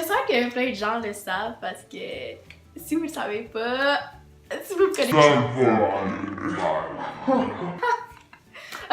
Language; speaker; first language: French; native; French